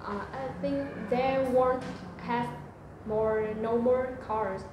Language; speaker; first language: English; non-native, learner; Vietnamese